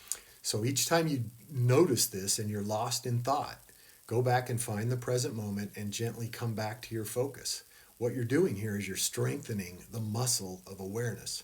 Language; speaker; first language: English; native; English